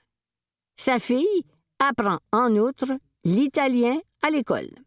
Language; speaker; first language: French; native; French